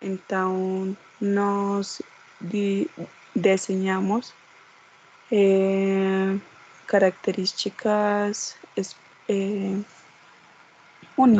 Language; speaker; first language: Portuguese; non-native, learner; Spanish